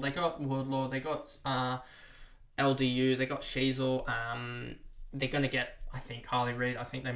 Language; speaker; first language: English; native; English